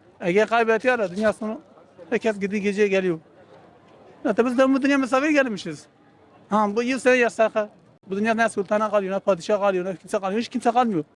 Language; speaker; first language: Turkish; non-native, local second language; Kurdish